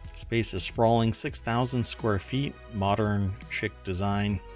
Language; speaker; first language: English; non-native, fluent; German